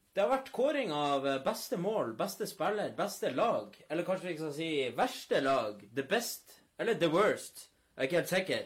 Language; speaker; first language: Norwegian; native; Norwegian